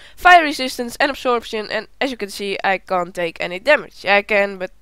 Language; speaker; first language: English; non-native, learner; Dutch